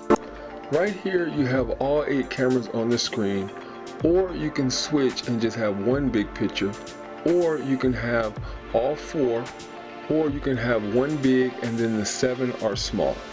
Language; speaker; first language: English; native; English